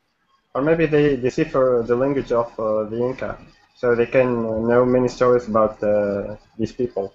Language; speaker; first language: English; non-native, learner; Turkish